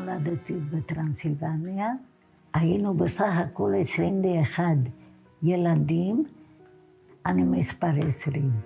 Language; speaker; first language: Hebrew; non-native, fluent; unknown